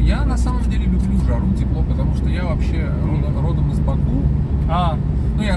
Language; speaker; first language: Russian; native; Russian